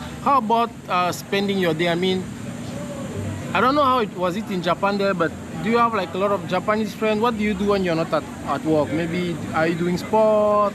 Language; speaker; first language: English; non-native, learner; French